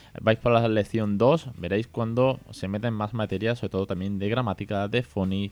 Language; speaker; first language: Spanish; native; Spanish